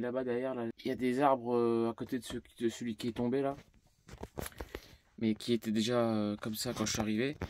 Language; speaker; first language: French; native; French